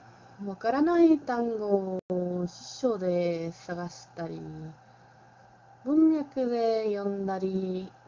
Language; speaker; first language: Japanese; non-native, learner; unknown